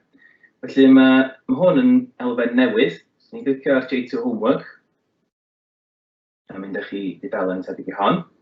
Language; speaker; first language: Welsh; native; Welsh